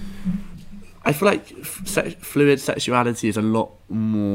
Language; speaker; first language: English; native; English